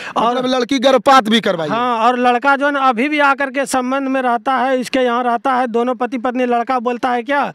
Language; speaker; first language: Hindi; native; Hindi